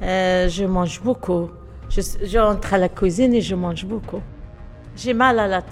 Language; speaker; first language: French; non-native, learner; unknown